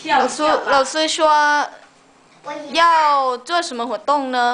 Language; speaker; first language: Chinese; non-native, learner; Thai